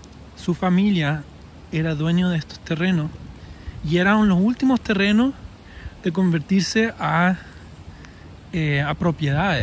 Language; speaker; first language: Spanish; early bilingual, heritage; English